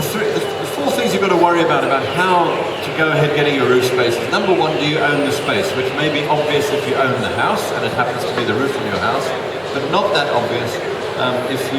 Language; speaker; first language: English; native; English